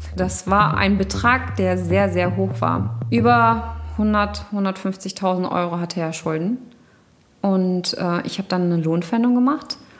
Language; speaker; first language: German; early bilingual, other home language; Turkish